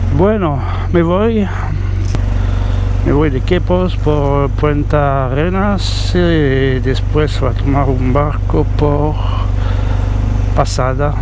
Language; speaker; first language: Spanish; non-native, learner; French